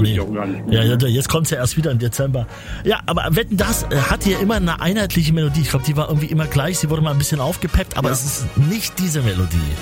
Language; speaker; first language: German; native; German